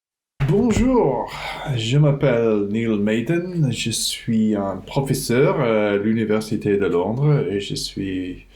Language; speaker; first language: French; non-native, fluent; English